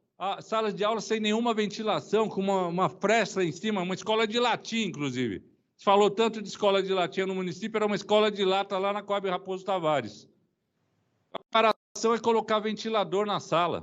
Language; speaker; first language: Portuguese; native; Portuguese